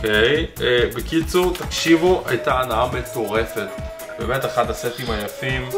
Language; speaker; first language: Hebrew; native; Hebrew